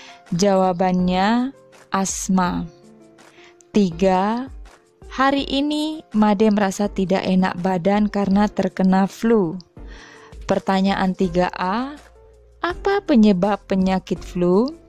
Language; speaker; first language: Indonesian; native; Indonesian